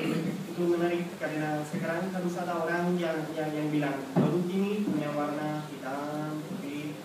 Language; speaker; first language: Indonesian; non-native, fluent; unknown